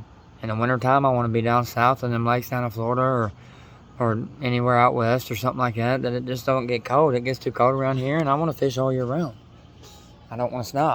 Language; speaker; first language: English; native; English